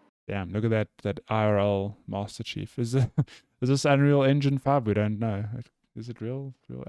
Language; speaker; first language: English; native; English